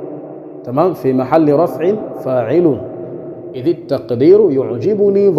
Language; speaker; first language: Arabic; non-native, fluent; Swahili